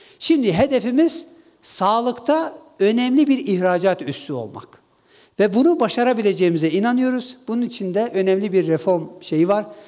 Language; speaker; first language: Turkish; non-native, local second language; Kurdish